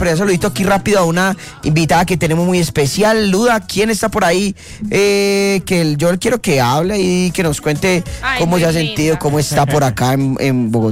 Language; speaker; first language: Spanish; native; Spanish